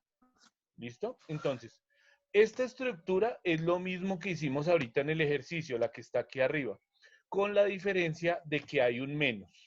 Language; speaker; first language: Spanish; native; Spanish